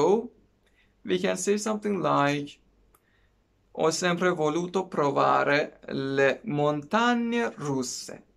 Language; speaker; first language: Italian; non-native, fluent; Persian